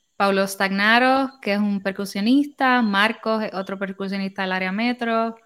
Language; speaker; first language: Spanish; native; Spanish